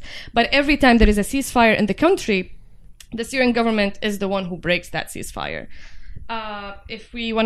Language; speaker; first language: English; non-native, fluent; Arabic